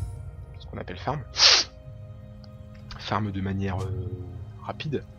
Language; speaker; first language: French; native; French